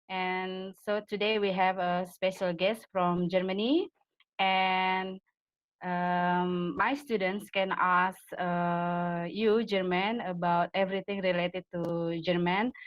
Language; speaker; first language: English; non-native, fluent; Indonesian